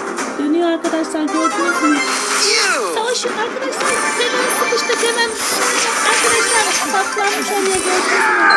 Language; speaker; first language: Turkish; native; Turkish